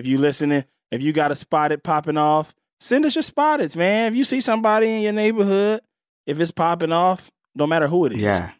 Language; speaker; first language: English; native; English